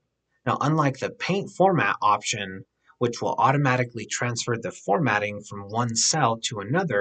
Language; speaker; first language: English; native; English